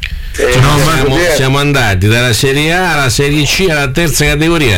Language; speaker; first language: Italian; native; Italian